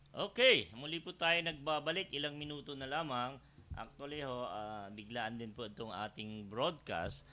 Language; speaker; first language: Filipino; native; Filipino